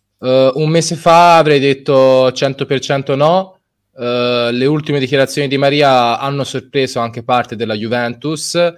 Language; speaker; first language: Italian; native; Italian